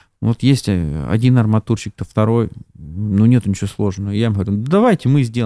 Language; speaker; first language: Russian; native; Russian